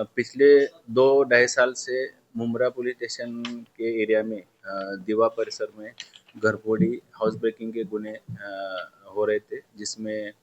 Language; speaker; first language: Hindi; non-native, local second language; Marathi